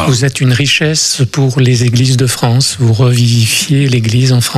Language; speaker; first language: French; native; French